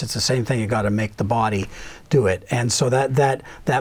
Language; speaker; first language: English; native; English